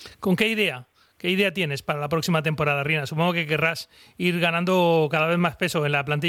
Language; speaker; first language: Spanish; native; Spanish